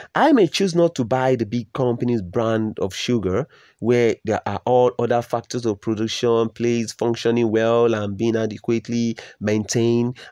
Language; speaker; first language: English; non-native, local second language; Yoruba